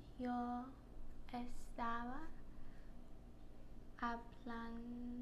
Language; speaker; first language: Spanish; non-native, learner; English